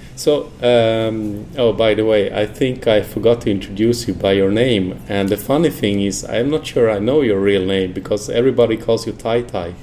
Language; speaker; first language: English; non-native, fluent; Swedish